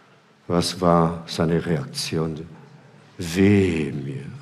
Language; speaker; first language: German; non-native, fluent; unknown